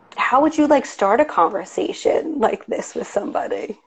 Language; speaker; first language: English; native; English